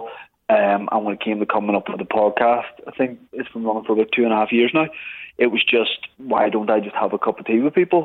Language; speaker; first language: English; native; English